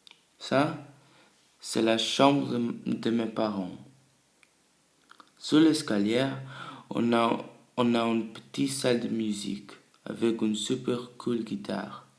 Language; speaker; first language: French; early bilingual, other home language; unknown